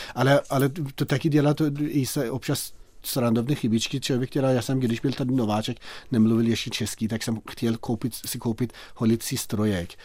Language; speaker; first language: Czech; non-native, fluent; Persian